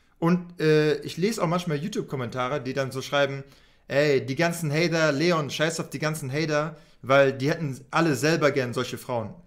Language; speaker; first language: German; native; German